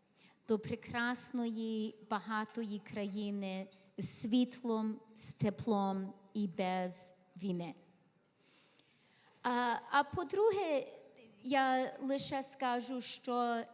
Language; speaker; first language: Ukrainian; early bilingual, heritage; Ukrainian